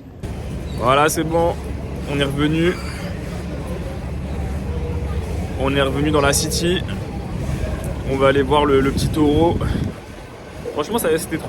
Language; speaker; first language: French; native; French